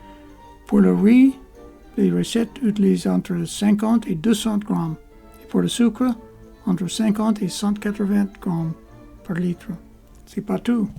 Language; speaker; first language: French; non-native, fluent; English